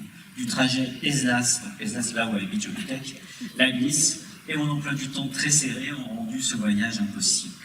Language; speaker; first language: French; native; French